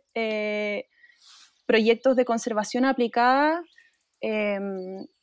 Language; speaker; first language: Spanish; native; Spanish